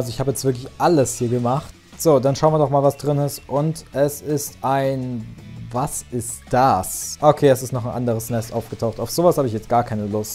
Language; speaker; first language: German; native; German